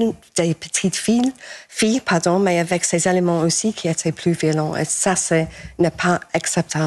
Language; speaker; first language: French; non-native, fluent; English